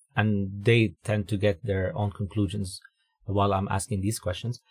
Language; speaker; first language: English; non-native, fluent; Arabic